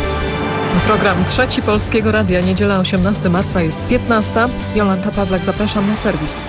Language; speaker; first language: Polish; native; Polish